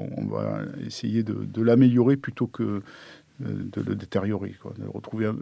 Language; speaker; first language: French; native; French